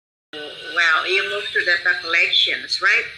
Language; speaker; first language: English; non-native, fluent; Indonesian